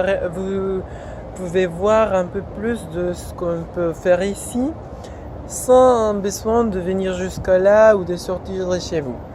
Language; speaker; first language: French; non-native, fluent; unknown